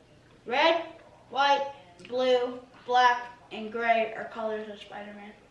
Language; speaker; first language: English; native; English